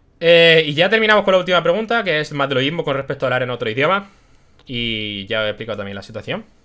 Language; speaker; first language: Spanish; early bilingual, other home language; German